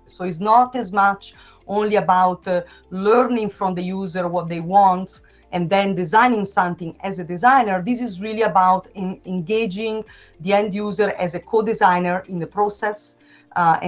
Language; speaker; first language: English; non-native, fluent; Italian